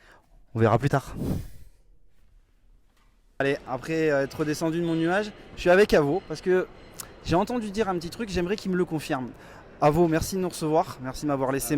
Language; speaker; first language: French; native; French